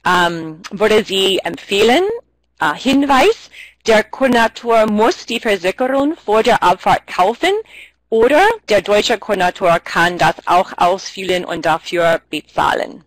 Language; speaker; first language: German; non-native, fluent; English